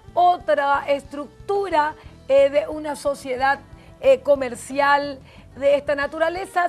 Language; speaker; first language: Spanish; native; Spanish